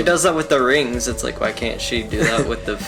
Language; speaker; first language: English; native; English